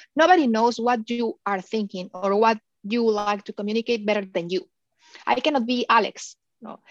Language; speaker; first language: English; non-native, fluent; Spanish